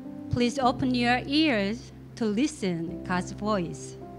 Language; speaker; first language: English; non-native, learner; Korean